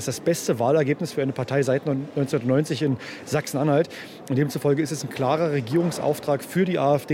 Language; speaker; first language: German; native; German